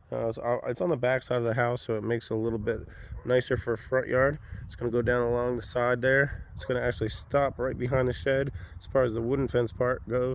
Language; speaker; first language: English; native; English